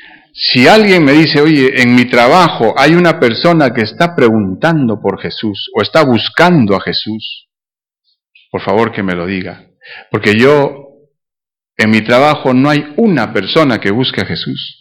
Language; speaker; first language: Spanish; native; Spanish